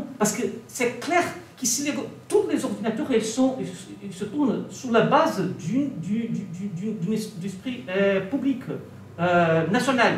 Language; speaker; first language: French; non-native, learner; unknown